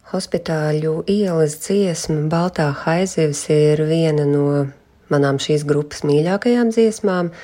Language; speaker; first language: Latvian; native; Latvian